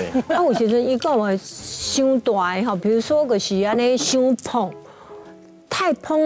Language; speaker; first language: Chinese; native; Chinese